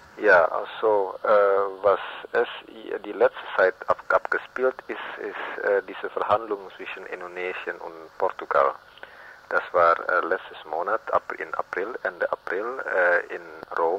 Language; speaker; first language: German; non-native, learner; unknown